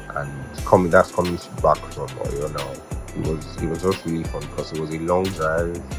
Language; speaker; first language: English; non-native, local second language; Yoruba